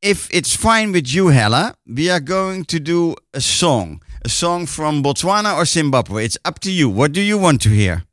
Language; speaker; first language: English; non-native, fluent; Dutch